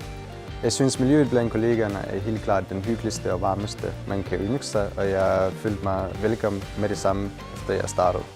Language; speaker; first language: Danish; native; Danish